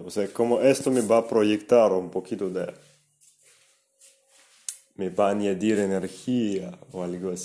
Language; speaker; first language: Spanish; non-native, fluent; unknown